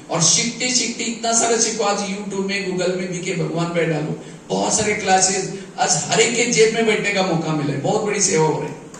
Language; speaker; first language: Hindi; non-native, local second language; Marathi